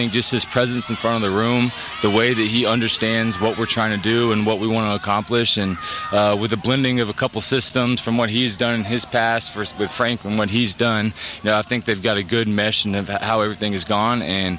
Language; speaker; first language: English; native; English